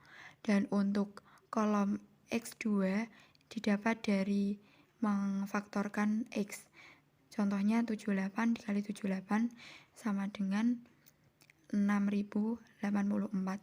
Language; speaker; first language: Indonesian; native; Indonesian